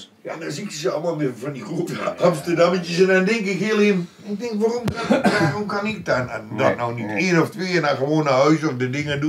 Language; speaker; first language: Dutch; native; Dutch